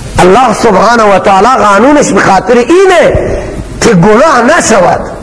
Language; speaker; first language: Persian; non-native, local second language; Baluchi